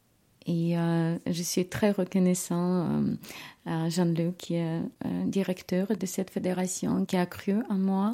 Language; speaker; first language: French; non-native, learner; Ukrainian